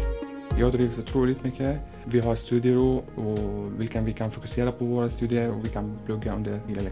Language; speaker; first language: Swedish; non-native, local second language; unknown